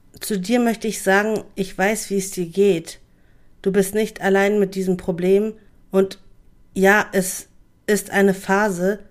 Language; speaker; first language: German; native; German